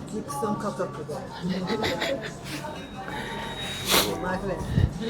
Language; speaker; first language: Japanese; native; Japanese